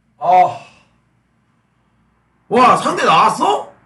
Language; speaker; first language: Korean; native; Korean